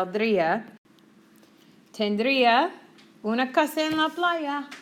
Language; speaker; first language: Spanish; non-native, fluent; English